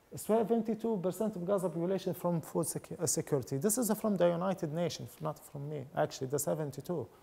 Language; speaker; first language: English; non-native, fluent; Arabic